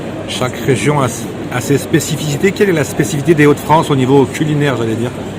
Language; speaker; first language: French; native; French